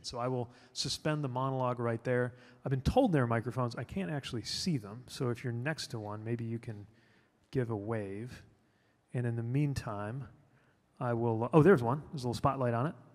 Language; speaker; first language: English; native; English